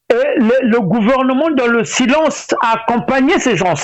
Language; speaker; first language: French; non-native, local second language; Lingala